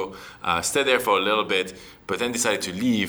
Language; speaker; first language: English; non-native, fluent; French